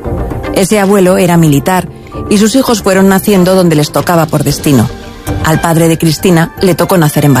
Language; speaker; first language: Spanish; native; Spanish